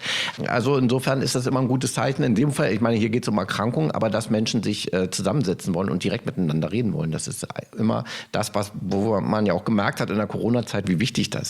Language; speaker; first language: German; native; German